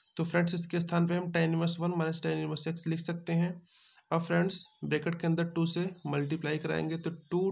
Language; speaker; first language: Hindi; native; Hindi